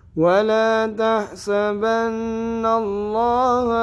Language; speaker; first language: Arabic; non-native, learner; Indonesian